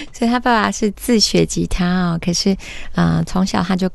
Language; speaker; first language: Chinese; native; Chinese